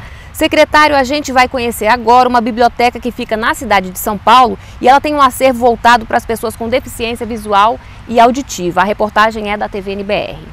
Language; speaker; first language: Portuguese; native; Portuguese